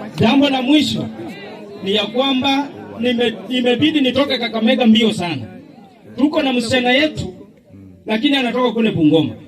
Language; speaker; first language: Swahili; non-native, local second language; Luyia